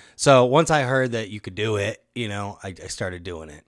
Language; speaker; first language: English; native; English